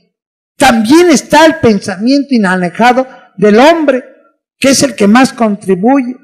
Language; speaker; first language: Spanish; native; Spanish